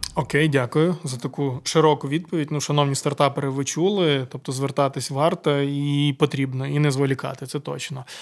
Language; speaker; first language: Ukrainian; native; Ukrainian